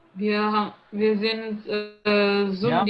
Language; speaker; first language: German; non-native, learner; Indonesian